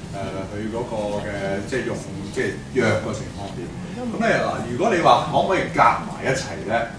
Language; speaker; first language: Cantonese; native; Cantonese